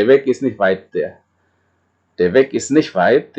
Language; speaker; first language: German; non-native, fluent; Indonesian